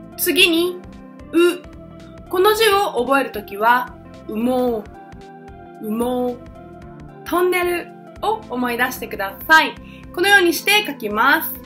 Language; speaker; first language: Japanese; native; Japanese